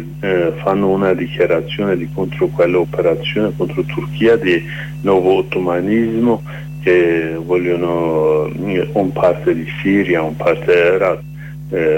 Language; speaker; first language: Italian; non-native, learner; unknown